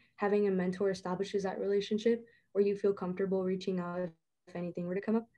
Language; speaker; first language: English; native; English